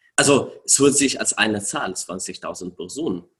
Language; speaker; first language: German; non-native, fluent; Arabic